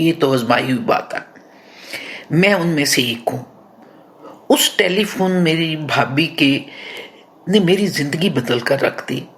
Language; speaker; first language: Hindi; non-native, local second language; Punjabi